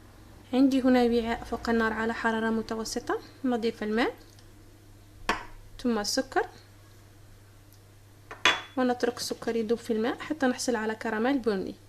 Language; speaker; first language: Arabic; native; Arabic